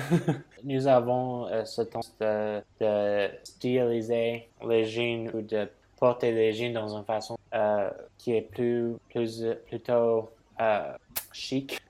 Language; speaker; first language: French; non-native, fluent; English